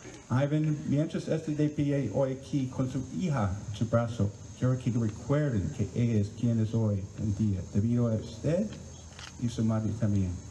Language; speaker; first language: Spanish; non-native, learner; English